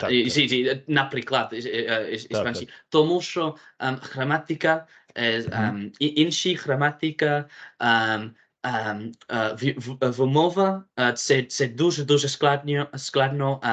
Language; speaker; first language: Ukrainian; non-native, learner; English